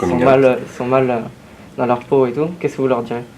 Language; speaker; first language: French; native; French